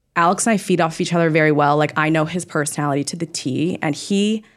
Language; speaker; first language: English; native; English